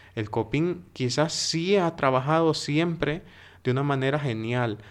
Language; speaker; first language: Spanish; native; Spanish